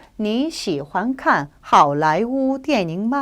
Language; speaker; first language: Chinese; non-native, fluent; Korean